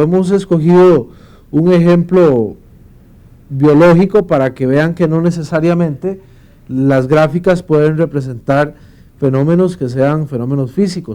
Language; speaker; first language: Spanish; native; Spanish